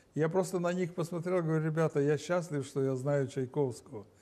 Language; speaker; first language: Russian; non-native, local second language; Romanian